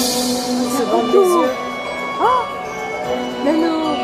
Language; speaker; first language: French; native; French